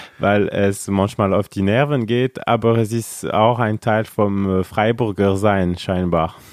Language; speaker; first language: German; non-native, local second language; French